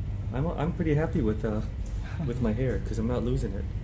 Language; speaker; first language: English; native; English